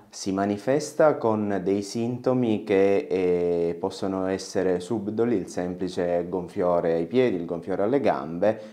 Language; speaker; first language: Italian; native; Italian